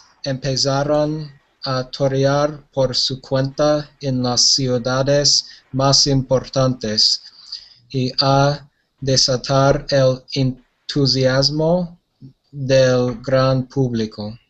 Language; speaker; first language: Spanish; non-native, learner; English